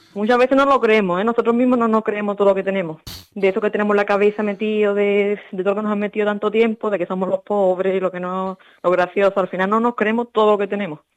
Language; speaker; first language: Spanish; native; Spanish